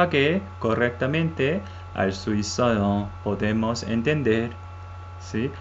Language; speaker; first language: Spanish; non-native, fluent; Korean